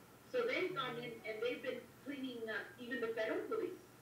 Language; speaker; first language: English; native; English